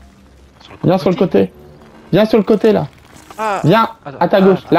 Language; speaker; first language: French; native; French